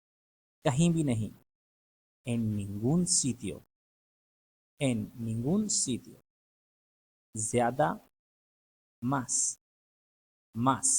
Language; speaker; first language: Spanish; non-native, fluent; Urdu